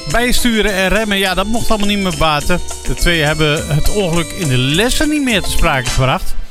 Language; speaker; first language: Dutch; native; Dutch